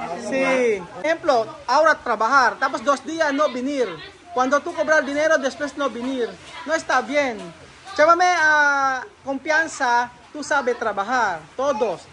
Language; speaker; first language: Spanish; non-native, learner; Filipino